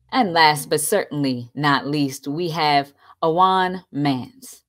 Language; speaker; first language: English; native; English